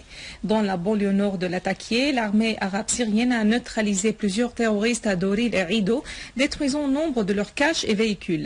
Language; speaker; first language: French; non-native, fluent; Arabic